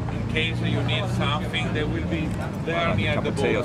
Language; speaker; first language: English; non-native, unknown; Italian